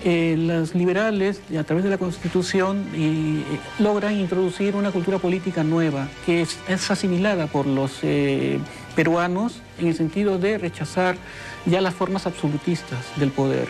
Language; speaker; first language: Spanish; native; Spanish